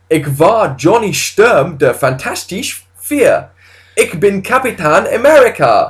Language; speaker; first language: German; non-native, learner; English